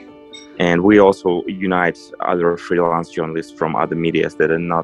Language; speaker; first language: English; non-native, fluent; Ukrainian